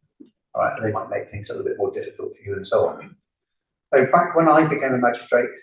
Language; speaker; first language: English; native; English